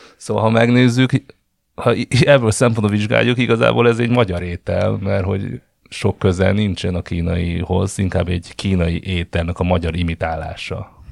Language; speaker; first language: Hungarian; non-native, fluent; Chinese